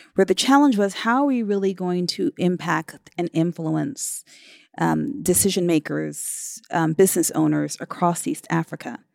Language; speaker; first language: English; native; English